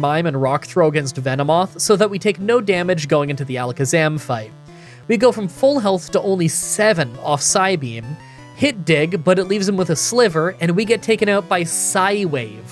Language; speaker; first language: English; native; English